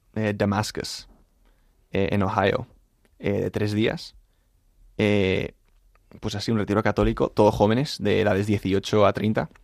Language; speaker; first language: Spanish; native; Spanish